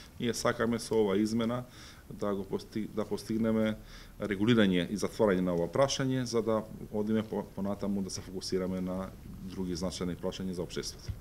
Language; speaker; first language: Macedonian; non-native, local second language; Albanian